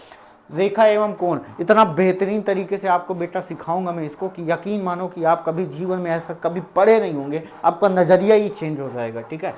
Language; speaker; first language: Hindi; native; Hindi